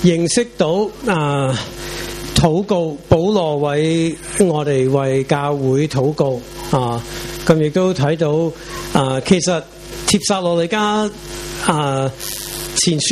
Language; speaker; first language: Chinese; non-native, local second language; Cantonese